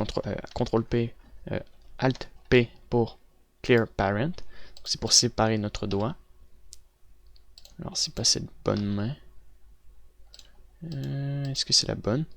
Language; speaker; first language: French; native; French